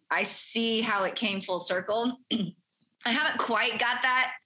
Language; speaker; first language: English; native; English